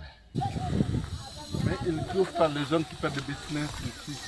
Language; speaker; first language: French; non-native, learner; Indonesian